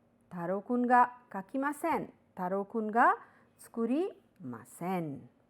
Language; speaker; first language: Japanese; non-native, fluent; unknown